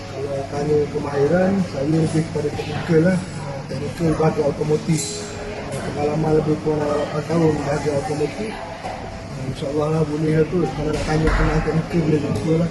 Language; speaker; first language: Malay; native; Malay